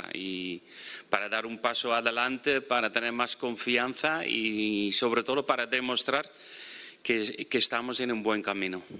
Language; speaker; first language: Spanish; non-native, fluent; Dutch